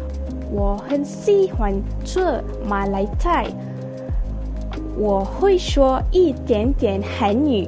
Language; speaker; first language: Chinese; non-native, learner; Malay